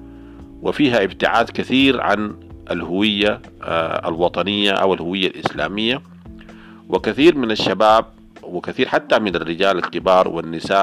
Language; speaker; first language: Arabic; native; Arabic